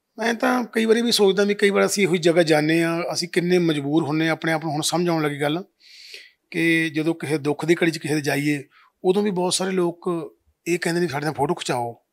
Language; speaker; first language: Punjabi; native; Punjabi